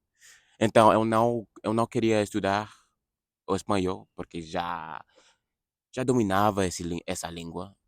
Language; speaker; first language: Portuguese; non-native, fluent; English